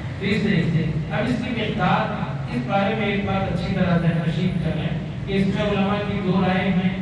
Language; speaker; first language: Urdu; native; Urdu